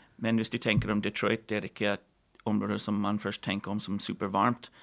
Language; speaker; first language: Norwegian; non-native, fluent; English